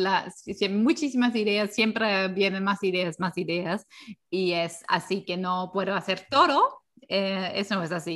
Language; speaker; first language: Spanish; non-native, fluent; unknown